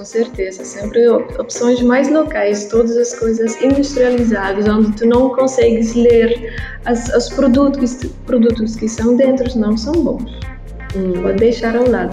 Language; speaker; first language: Portuguese; non-native, learner; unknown